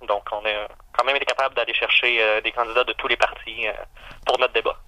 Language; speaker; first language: French; native; French